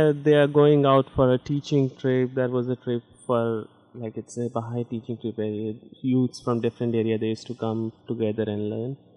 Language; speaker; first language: English; non-native, local second language; Hindi